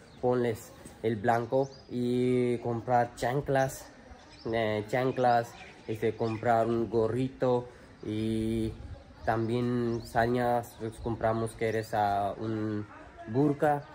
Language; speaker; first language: Spanish; non-native, learner; Urdu